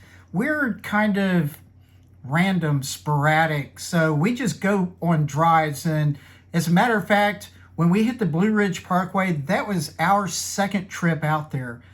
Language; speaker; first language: English; native; English